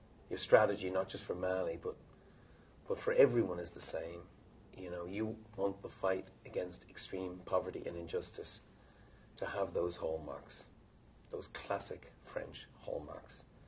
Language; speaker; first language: English; native; English